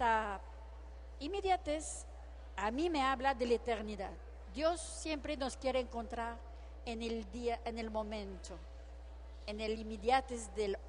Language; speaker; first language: Spanish; non-native, fluent; French